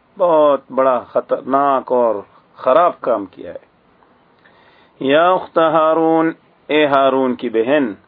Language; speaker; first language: Urdu; native; Urdu